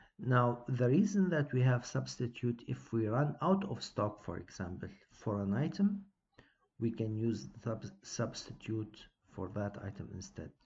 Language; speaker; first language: English; non-native, fluent; Arabic